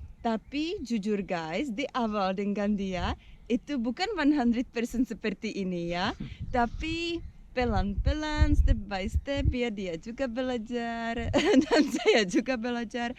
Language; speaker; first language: Indonesian; non-native, learner; Czech